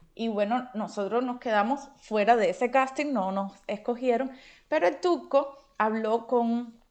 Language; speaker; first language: Spanish; native; Spanish